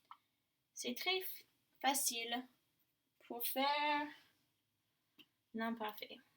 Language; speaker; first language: French; non-native, fluent; English